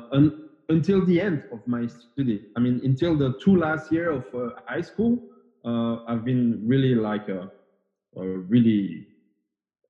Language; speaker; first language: English; non-native, fluent; French